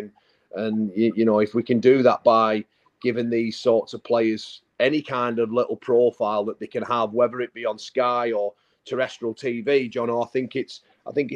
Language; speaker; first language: English; native; English